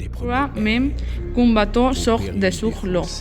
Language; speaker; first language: French; non-native, learner; Spanish